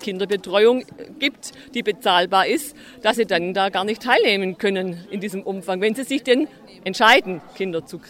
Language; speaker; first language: German; native; German